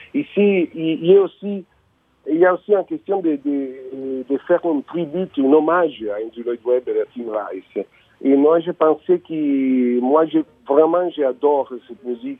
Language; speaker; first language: French; non-native, learner; Italian